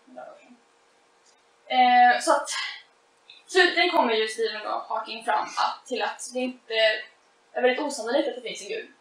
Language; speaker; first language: Swedish; native; Swedish